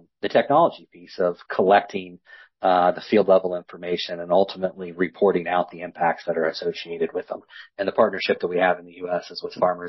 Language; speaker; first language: English; native; English